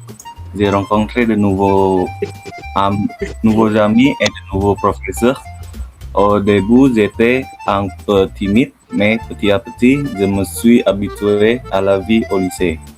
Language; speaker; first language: French; non-native, learner; Indonesian